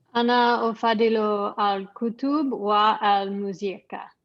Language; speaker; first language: Arabic; non-native, learner; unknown